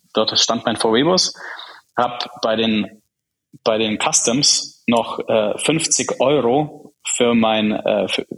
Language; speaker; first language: German; early bilingual, other home language; Czech